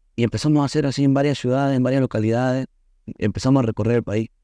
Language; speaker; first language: Spanish; native; Spanish